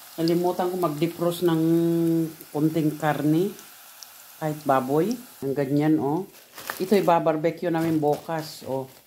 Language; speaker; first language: Filipino; non-native, local second language; Iloko